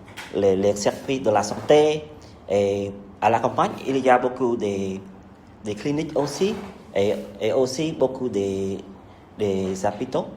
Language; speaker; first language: French; non-native, learner; Khmer